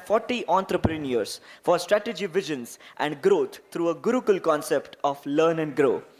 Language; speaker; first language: English; non-native, local second language; Marathi